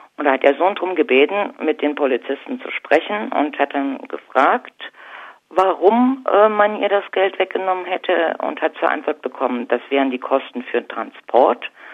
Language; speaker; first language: German; native; German